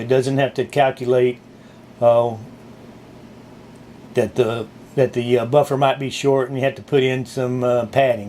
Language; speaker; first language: English; native; English